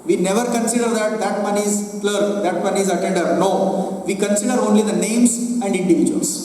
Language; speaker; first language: English; non-native, local second language; Kannada